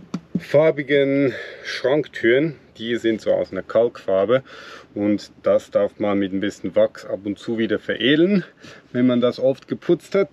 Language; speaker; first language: German; native; German